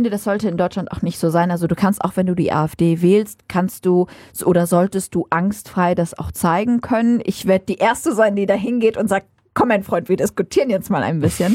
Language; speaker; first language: German; native; German